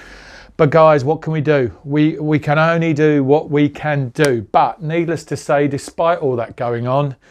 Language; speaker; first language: English; native; English